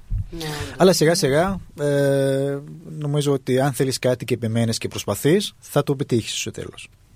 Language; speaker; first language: Greek; non-native, fluent; Arabic